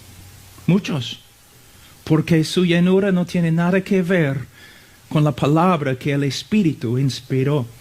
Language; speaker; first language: Spanish; non-native, fluent; English